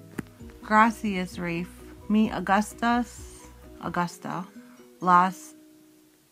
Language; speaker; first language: Spanish; non-native, learner; English